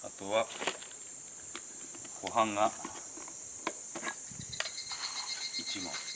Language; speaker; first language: Japanese; native; Japanese